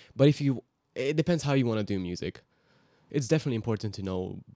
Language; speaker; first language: English; early bilingual, other home language; Hungarian